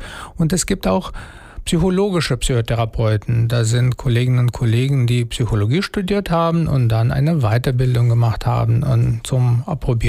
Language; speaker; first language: German; non-native, fluent; Russian